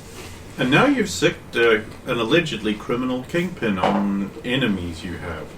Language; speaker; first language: English; native; English